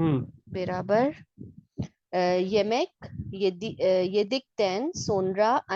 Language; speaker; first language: Turkish; non-native, learner; Urdu